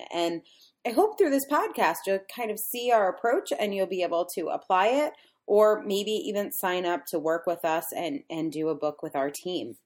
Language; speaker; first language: English; native; English